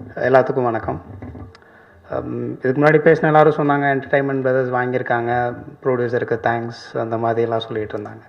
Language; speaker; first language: Tamil; native; Tamil